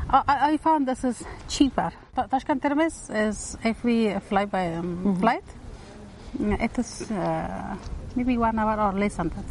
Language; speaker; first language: English; non-native, learner; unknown